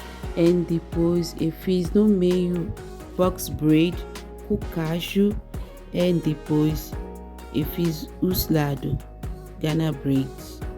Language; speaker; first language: Portuguese; non-native, learner; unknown